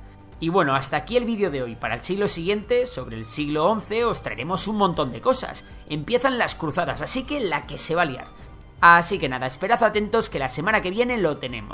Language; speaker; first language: Spanish; native; Spanish